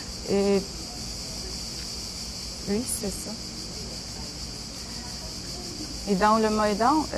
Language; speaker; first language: French; non-native, learner; Ukrainian